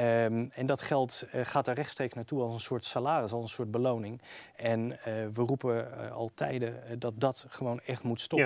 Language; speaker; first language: Dutch; native; Dutch